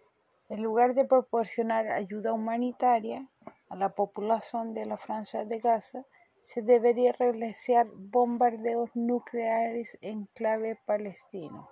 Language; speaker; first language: Portuguese; non-native, fluent; Spanish